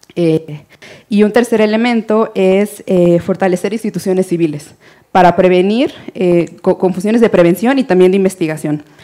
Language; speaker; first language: Spanish; native; Spanish